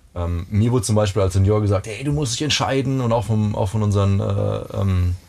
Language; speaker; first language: German; native; German